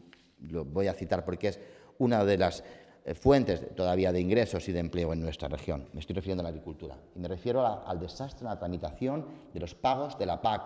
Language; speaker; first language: Spanish; native; Spanish